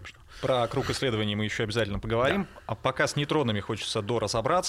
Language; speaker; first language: Russian; native; Russian